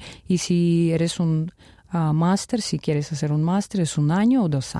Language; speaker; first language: Spanish; non-native, fluent; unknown